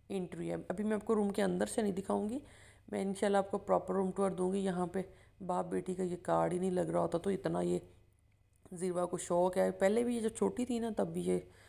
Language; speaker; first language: Urdu; non-native, local second language; Punjabi